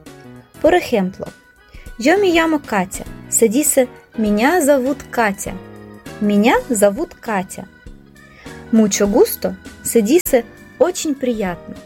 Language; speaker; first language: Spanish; non-native, fluent; Russian